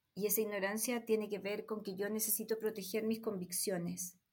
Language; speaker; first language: Spanish; native; Spanish